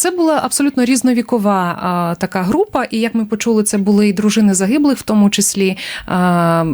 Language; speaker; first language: Ukrainian; native; Ukrainian